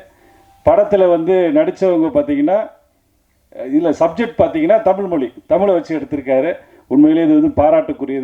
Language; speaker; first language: Tamil; native; Tamil